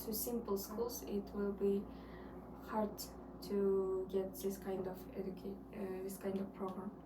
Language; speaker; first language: English; non-native, learner; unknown